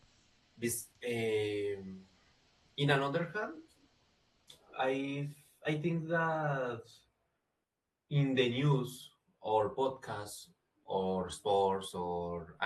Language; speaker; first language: English; non-native, learner; Spanish